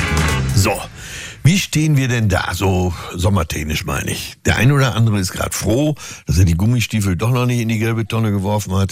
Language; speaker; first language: German; native; German